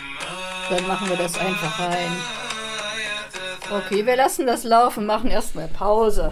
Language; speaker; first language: German; native; German